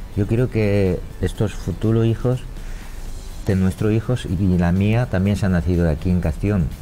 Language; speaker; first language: Spanish; non-native, learner; Chinese